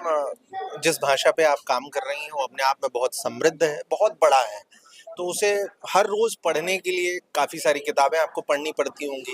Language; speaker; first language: Hindi; native; Hindi